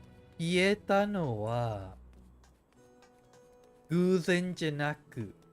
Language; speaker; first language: Japanese; non-native, fluent; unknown